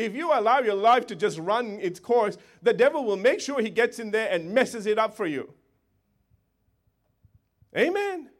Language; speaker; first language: English; native; English